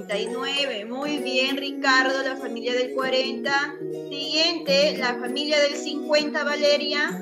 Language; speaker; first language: Spanish; native; Spanish